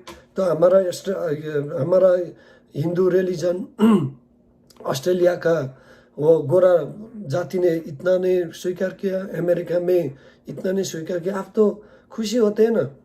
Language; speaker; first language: Hindi; non-native, learner; Nepali